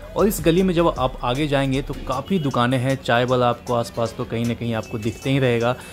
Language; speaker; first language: Hindi; native; Hindi